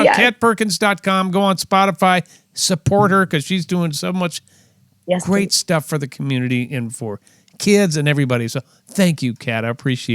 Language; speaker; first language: English; native; English